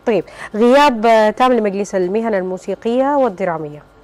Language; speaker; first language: Arabic; native; Arabic